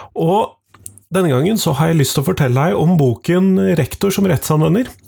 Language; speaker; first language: Norwegian; native; Norwegian